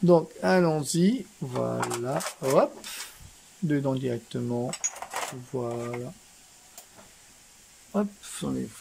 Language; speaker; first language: French; native; French